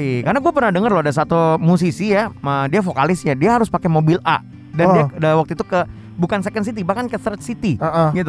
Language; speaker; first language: Indonesian; native; Indonesian